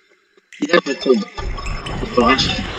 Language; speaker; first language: French; native; French